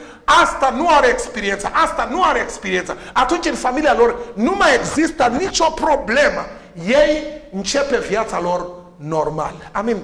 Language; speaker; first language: Romanian; non-native, learner; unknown